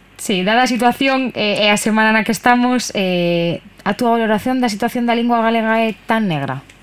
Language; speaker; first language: Galician; non-native, local second language; Spanish